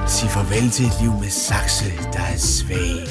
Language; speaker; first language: Danish; native; Danish